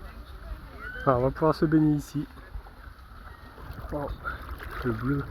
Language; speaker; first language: French; native; French